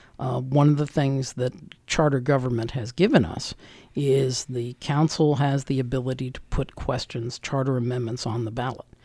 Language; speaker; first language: English; native; English